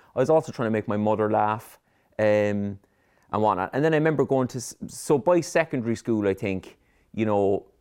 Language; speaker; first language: English; native; English